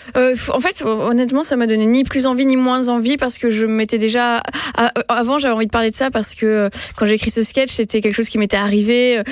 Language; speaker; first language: French; native; French